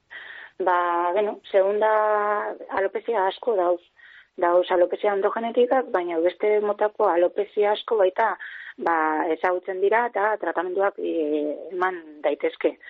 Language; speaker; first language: Basque; native; Basque